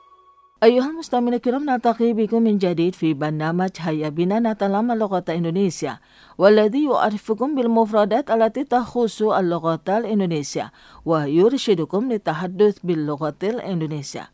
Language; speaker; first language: Arabic; non-native, fluent; Indonesian